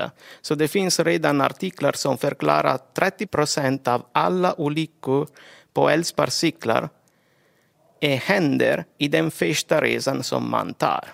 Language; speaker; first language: Swedish; non-native, fluent; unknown